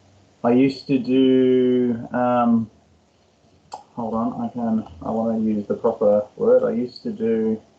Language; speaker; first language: English; non-native, learner; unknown